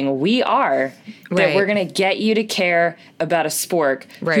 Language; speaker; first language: English; native; English